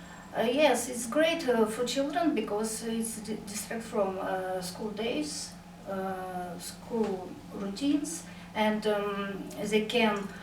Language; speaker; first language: English; non-native, learner; Russian